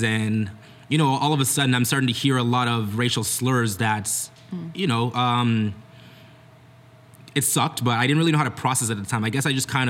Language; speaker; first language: English; native; English